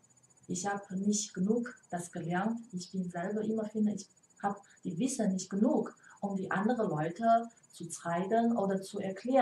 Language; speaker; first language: German; non-native, learner; Chinese